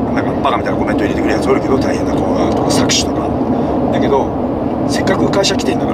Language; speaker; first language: Japanese; native; Japanese